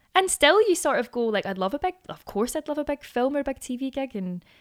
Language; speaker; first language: English; native; English